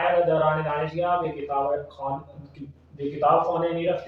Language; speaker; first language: Persian; non-native, learner; Urdu